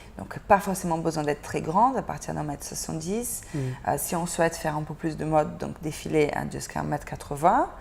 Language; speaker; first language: French; non-native, fluent; Portuguese